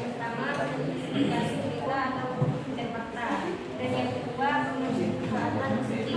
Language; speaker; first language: Indonesian; native; Indonesian